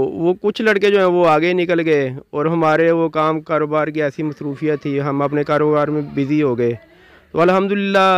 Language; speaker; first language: Urdu; native; Urdu